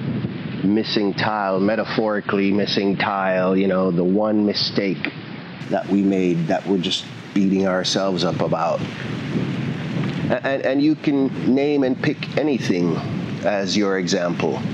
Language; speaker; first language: English; native; English